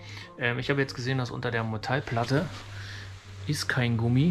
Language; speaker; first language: German; native; German